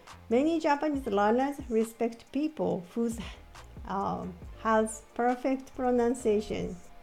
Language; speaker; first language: English; non-native, fluent; Japanese